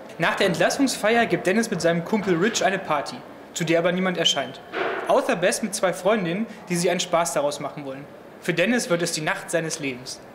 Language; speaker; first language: German; native; German